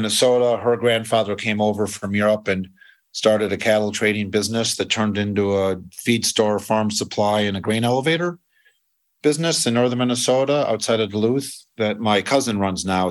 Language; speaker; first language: English; native; English